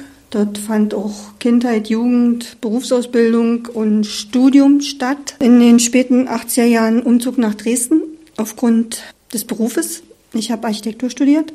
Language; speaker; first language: German; native; German